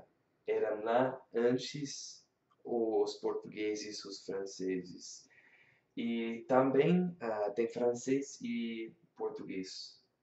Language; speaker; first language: Portuguese; non-native, learner; English